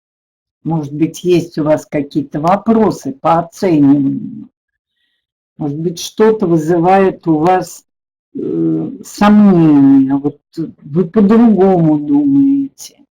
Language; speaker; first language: Russian; native; Russian